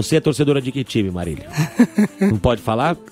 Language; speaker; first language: Portuguese; native; Portuguese